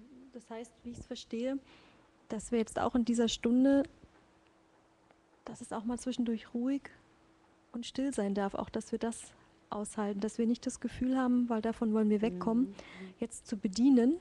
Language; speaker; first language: German; native; German